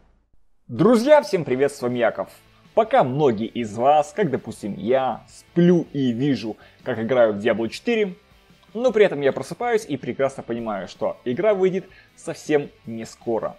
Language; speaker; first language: Russian; native; Russian